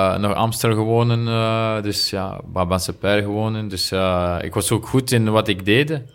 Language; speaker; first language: Dutch; non-native, local second language; French